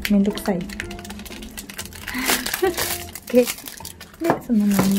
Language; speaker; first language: Japanese; non-native, local second language; Indonesian